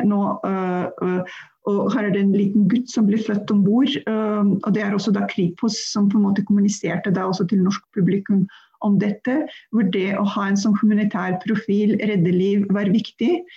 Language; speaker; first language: Norwegian; non-native, fluent; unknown